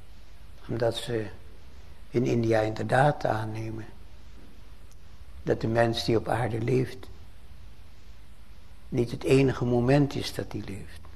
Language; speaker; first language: Dutch; native; Dutch